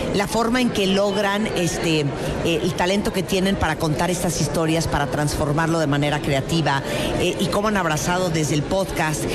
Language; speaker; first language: Spanish; native; Spanish